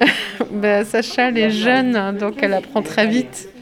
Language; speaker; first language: French; native; French